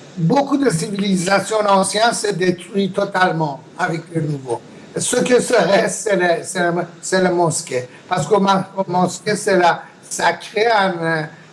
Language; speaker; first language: French; non-native, learner; Persian